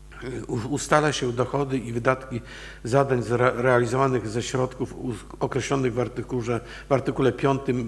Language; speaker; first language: Polish; native; Polish